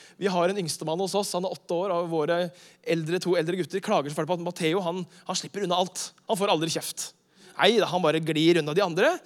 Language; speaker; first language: Norwegian; native; Norwegian